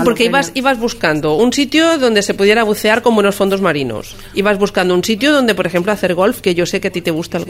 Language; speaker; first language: Spanish; native; Spanish